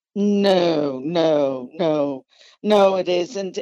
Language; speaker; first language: English; non-native, fluent; Spanish